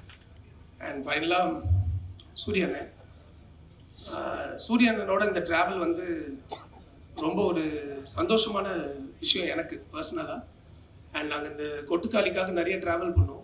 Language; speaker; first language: Tamil; non-native, learner; Malayalam